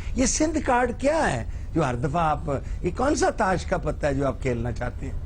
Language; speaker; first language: Urdu; non-native, local second language; Punjabi